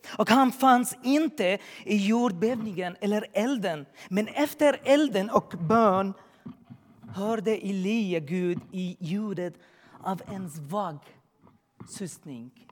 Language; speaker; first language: Swedish; non-native, learner; Arabic